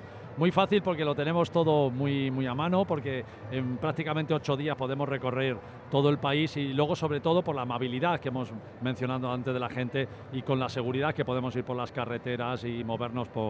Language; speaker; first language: Spanish; native; Spanish